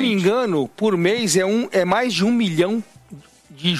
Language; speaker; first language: Portuguese; native; Portuguese